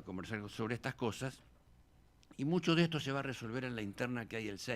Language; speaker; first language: Spanish; native; Spanish